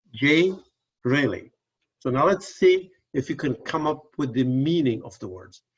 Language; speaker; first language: English; non-native, fluent; Persian